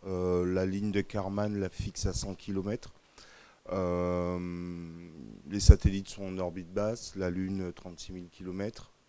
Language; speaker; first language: French; native; French